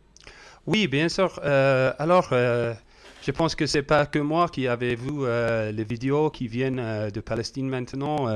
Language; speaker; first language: French; non-native, learner; English